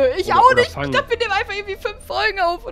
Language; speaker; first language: German; native; German